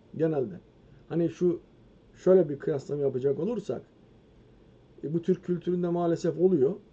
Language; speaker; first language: Turkish; native; Turkish